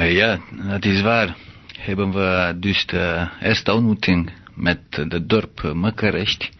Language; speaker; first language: Dutch; non-native, learner; Romanian